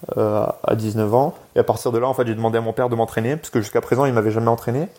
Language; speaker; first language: French; native; French